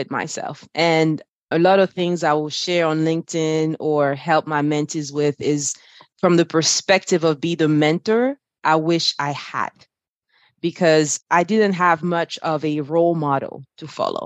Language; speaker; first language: English; non-native, fluent; French